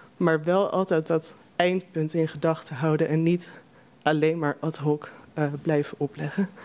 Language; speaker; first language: Dutch; native; Dutch